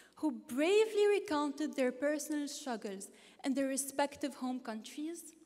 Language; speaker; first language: English; non-native, fluent; Arabic